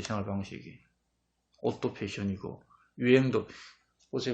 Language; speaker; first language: Korean; native; Korean